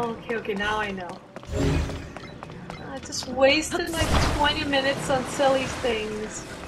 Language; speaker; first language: English; non-native, fluent; Korean